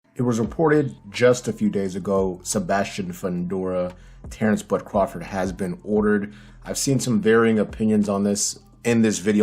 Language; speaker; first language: English; native; English